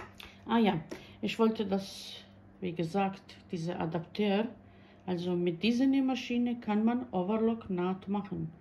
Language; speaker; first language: German; non-native, learner; Bosnian